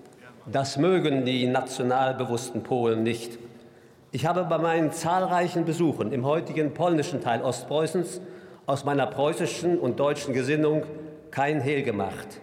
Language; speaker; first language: German; native; German